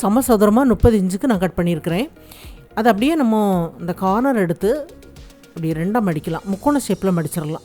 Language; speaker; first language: Tamil; native; Tamil